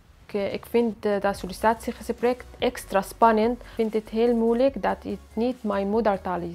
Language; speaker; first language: Dutch; non-native, learner; Arabic